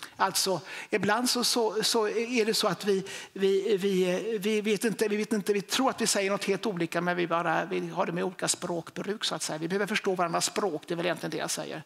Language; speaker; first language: Swedish; native; Swedish